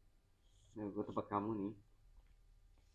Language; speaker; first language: Indonesian; native; Indonesian